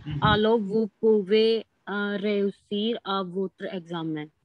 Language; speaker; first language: French; non-native, learner; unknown